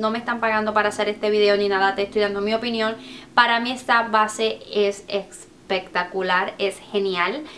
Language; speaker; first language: Spanish; early bilingual, heritage; Spanish